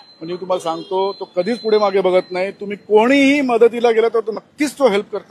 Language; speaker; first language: Marathi; non-native, local second language; Gujarati